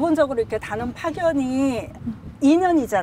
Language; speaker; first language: Korean; native; Korean